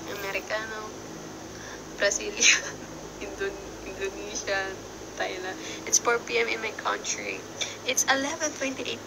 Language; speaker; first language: English; non-native, local second language; Filipino